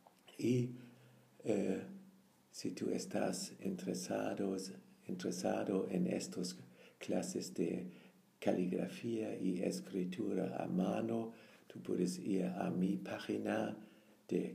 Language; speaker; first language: Spanish; non-native, fluent; German